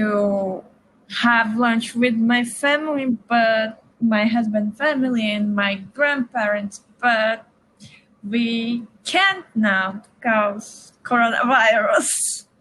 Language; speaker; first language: English; non-native, learner; Portuguese